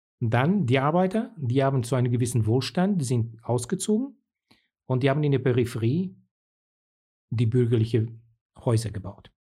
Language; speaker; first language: German; non-native, fluent; Portuguese